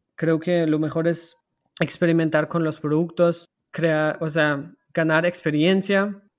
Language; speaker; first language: Spanish; non-native, fluent; German